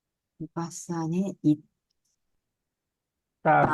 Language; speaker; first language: Korean; non-native, learner; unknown